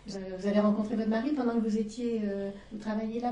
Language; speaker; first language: French; native; French